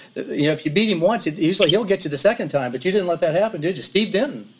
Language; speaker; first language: English; native; English